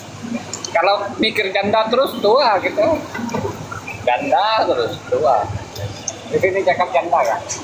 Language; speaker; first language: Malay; non-native, local second language; Hakka Chinese